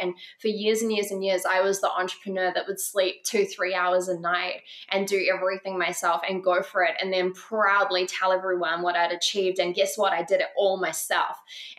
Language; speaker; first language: English; native; English